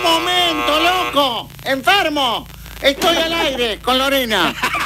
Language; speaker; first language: Spanish; native; Spanish